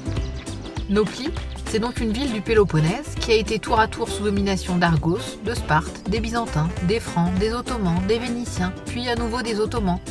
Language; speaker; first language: French; native; French